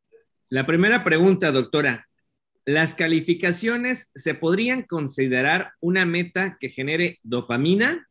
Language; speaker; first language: Spanish; native; Spanish